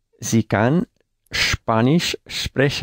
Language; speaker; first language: German; non-native, learner; Spanish